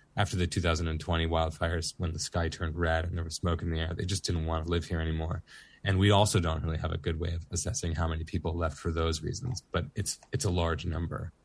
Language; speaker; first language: English; native; English